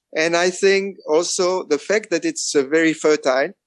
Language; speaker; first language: English; non-native, fluent; French